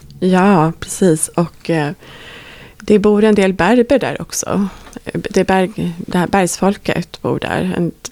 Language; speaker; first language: Swedish; native; Swedish